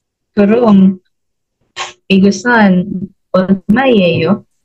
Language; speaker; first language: Korean; non-native, learner; Filipino